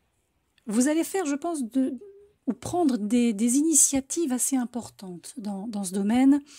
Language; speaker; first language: French; native; French